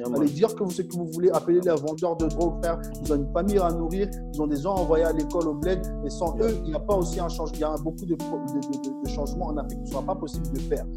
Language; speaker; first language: French; non-native, fluent; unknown